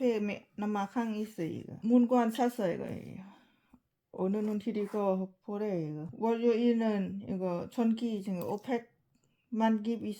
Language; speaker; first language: Korean; non-native, learner; Lao